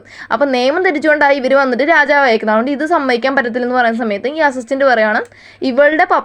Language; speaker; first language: Malayalam; native; Malayalam